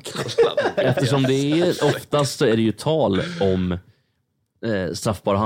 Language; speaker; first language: Swedish; native; Swedish